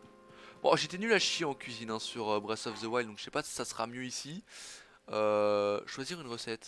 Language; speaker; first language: French; native; French